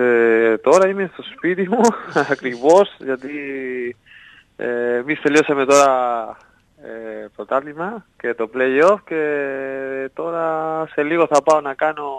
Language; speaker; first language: Greek; non-native, learner; Spanish